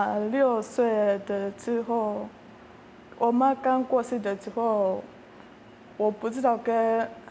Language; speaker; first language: Chinese; non-native, fluent; Nyanja